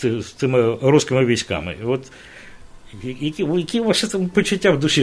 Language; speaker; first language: Ukrainian; native; Ukrainian